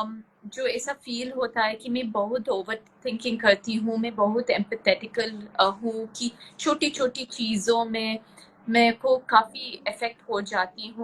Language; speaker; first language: Hindi; non-native, local second language; Tulu